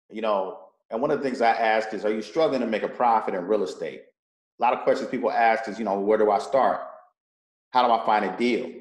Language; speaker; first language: English; native; English